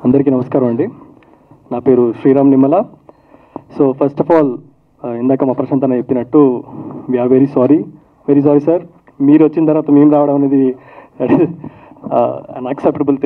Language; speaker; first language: Telugu; native; Telugu